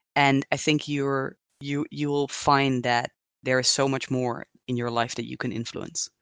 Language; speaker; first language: English; non-native, fluent; Dutch